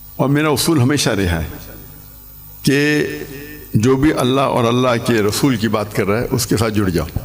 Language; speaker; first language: Urdu; non-native, local second language; English